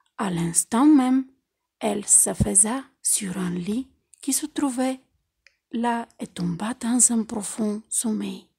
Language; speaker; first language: French; non-native, fluent; Bulgarian